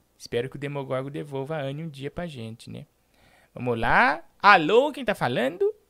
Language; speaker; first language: Portuguese; native; Portuguese